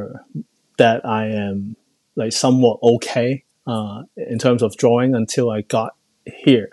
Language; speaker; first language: English; non-native, local second language; Cantonese